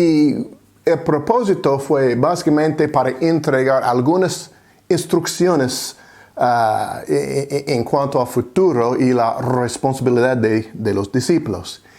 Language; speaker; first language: Spanish; non-native, fluent; English